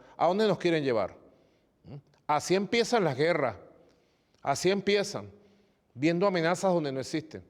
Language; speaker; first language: Spanish; native; Spanish